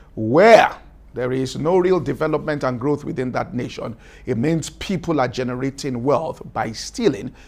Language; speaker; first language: English; non-native, local second language; Yoruba